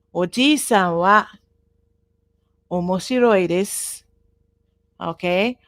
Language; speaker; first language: Japanese; non-native, fluent; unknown